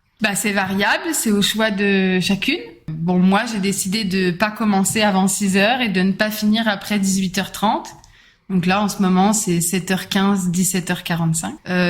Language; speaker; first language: French; native; French